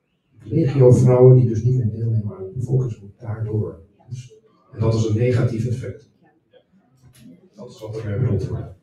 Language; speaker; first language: Dutch; native; Dutch